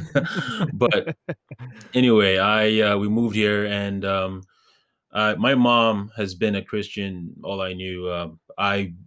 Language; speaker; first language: English; early bilingual, other home language; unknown